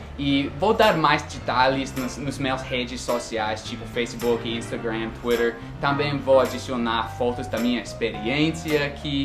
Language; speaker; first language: Portuguese; non-native, fluent; English